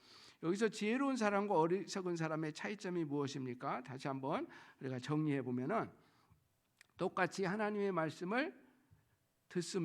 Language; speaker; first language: Korean; native; Korean